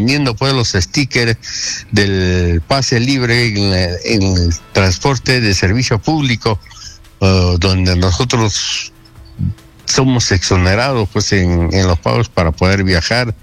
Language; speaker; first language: Spanish; native; Spanish